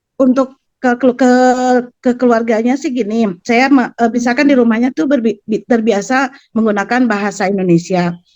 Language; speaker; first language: Indonesian; non-native, local second language; Sundanese